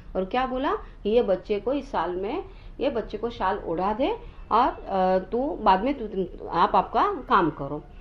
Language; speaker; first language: Hindi; non-native, local second language; Marathi